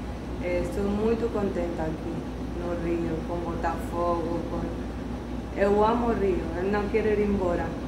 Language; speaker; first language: Portuguese; non-native, learner; Spanish